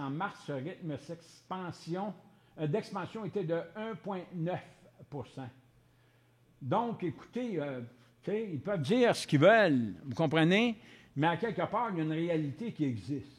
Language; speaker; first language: French; native; French